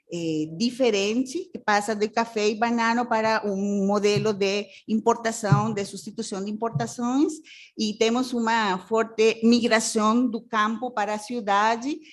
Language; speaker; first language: Portuguese; non-native, fluent; Spanish